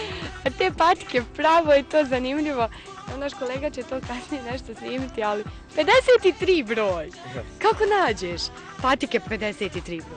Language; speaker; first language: Bosnian; native; Bosnian